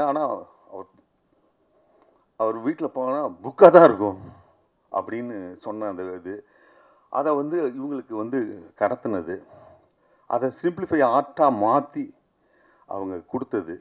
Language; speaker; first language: Tamil; native; Tamil